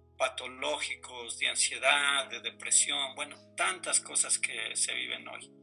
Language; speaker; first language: Spanish; native; Spanish